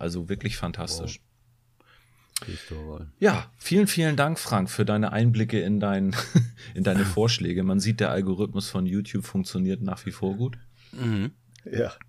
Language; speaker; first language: German; native; German